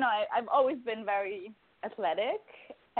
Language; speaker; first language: English; non-native, fluent; Swiss German